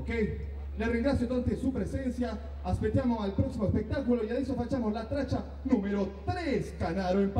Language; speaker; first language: Italian; non-native, learner; Spanish